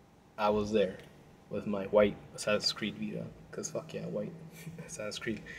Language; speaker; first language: English; native; English